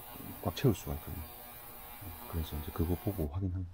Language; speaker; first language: Korean; native; Korean